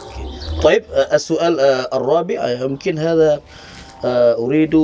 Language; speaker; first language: Arabic; non-native, fluent; Indonesian